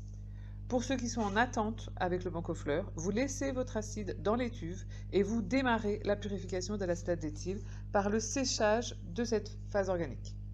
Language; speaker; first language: French; native; French